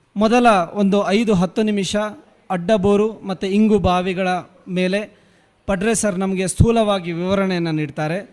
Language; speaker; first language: Kannada; native; Kannada